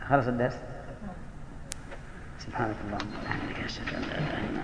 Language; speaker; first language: Arabic; native; Arabic